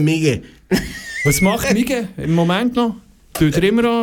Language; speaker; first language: German; native; German